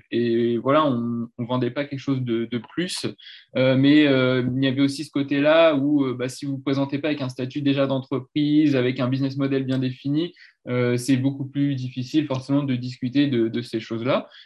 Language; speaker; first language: French; native; French